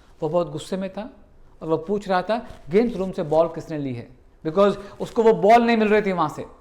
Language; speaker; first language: Hindi; native; Hindi